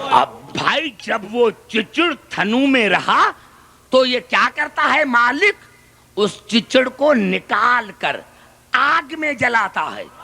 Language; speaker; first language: Urdu; non-native, local second language; Sindhi